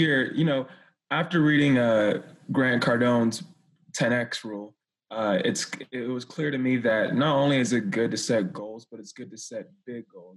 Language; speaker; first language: English; native; English